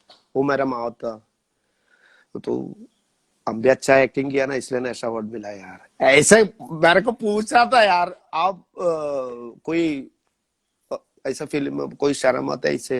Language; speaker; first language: Hindi; non-native, local second language; Malayalam